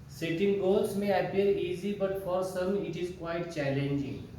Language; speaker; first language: English; non-native, local second language; Marathi